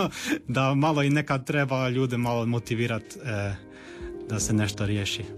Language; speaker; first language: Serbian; early bilingual, heritage; Croatian